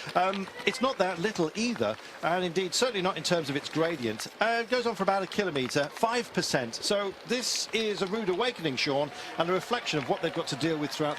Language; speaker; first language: English; native; English